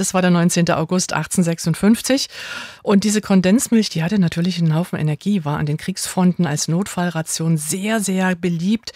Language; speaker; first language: German; native; German